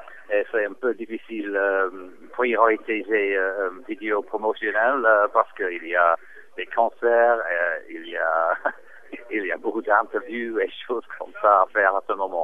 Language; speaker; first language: French; non-native, fluent; English